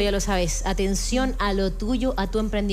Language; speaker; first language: Spanish; native; Spanish